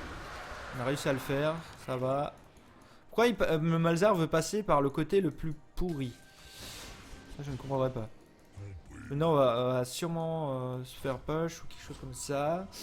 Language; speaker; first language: French; native; French